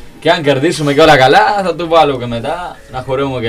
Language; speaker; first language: Greek; non-native, learner; Spanish